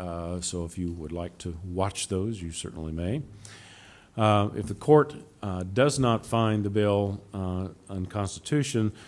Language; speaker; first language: English; native; English